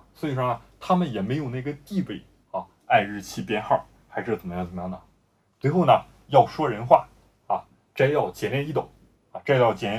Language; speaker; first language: Chinese; native; Chinese